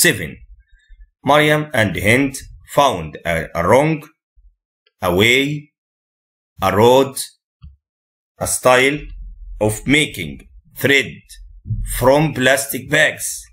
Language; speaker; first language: English; non-native, fluent; Arabic